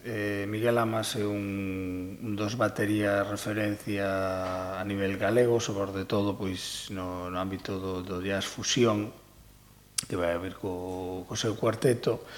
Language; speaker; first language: Galician; native; Galician